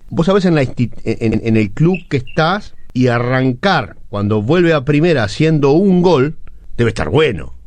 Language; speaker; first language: Spanish; native; Spanish